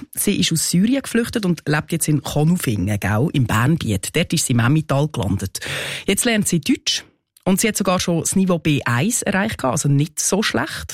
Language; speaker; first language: German; native; German